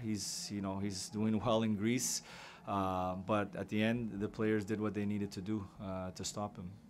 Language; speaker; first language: English; early bilingual, other home language; French